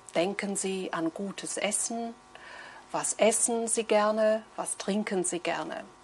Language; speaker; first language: German; native; German